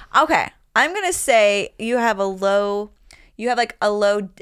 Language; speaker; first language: English; native; English